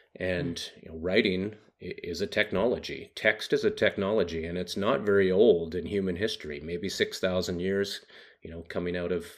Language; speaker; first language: English; native; English